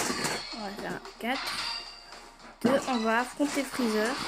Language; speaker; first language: French; native; French